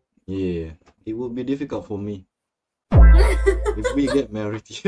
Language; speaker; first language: English; non-native, fluent; Indonesian